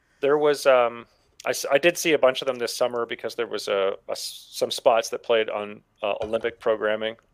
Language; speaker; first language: English; native; English